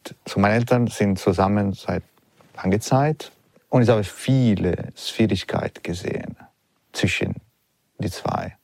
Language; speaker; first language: German; non-native, learner; Italian